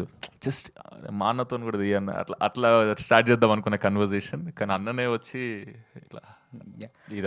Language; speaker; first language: Telugu; native; Telugu